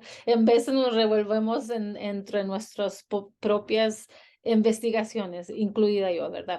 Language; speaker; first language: Spanish; early bilingual, heritage; Spanish